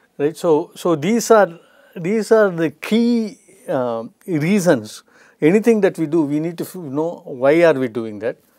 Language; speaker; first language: English; non-native, local second language; Tamil